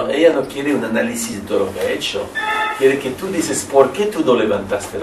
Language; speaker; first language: Spanish; non-native, learner; French